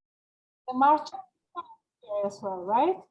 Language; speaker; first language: English; non-native, learner; Georgian